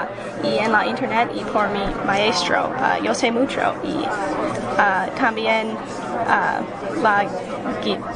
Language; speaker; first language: Spanish; non-native, learner; English